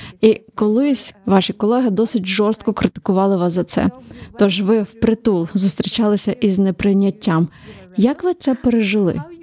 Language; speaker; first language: Ukrainian; native; Ukrainian